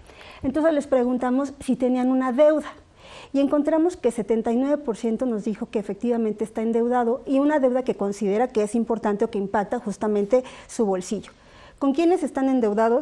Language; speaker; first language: Spanish; native; Spanish